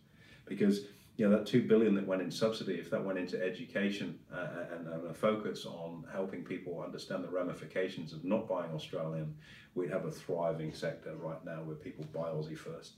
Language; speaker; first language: English; native; English